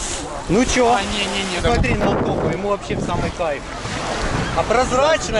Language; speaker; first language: Russian; native; Russian